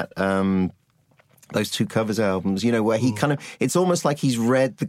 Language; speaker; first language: English; native; English